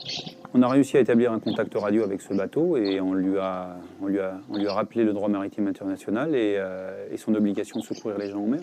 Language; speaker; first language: French; native; French